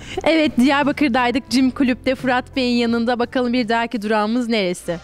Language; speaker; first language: Turkish; native; Turkish